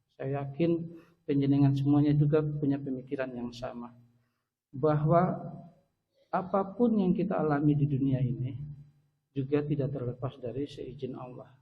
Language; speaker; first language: Indonesian; native; Indonesian